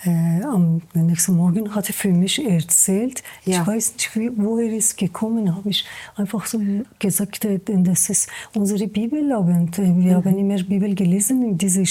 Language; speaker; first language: German; non-native, learner; Persian